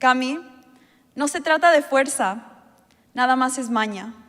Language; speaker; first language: Spanish; early bilingual, heritage; Spanish